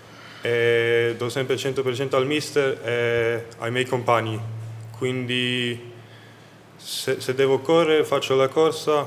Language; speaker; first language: Italian; non-native, fluent; Swedish